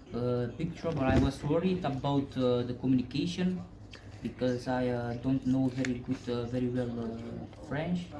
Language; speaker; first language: English; non-native, learner; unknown